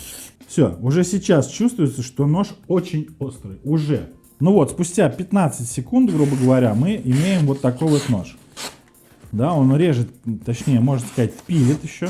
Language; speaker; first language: Russian; native; Russian